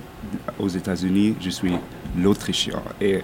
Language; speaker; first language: French; non-native, learner; German